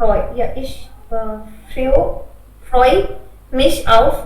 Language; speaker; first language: German; non-native, learner; Hindi